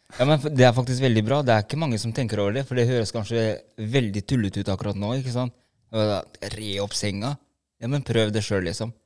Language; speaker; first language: Norwegian; early bilingual, other home language; Albanian